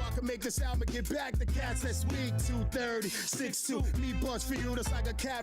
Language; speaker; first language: English; native; English